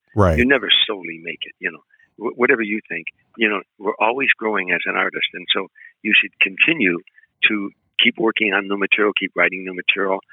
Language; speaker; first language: English; native; English